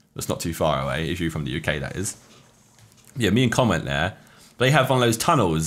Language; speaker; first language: English; native; English